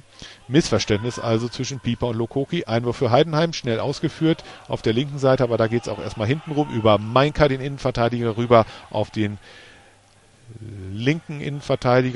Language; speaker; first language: German; native; German